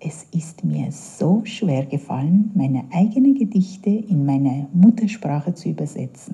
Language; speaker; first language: German; non-native, fluent; Persian